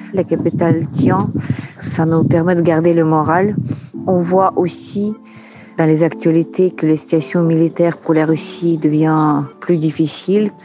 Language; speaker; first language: French; non-native, fluent; Ukrainian